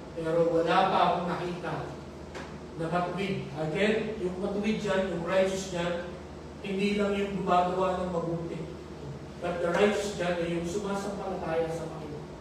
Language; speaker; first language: Filipino; native; Filipino